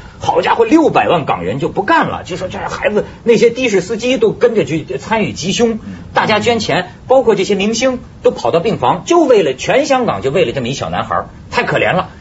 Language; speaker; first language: Chinese; native; Chinese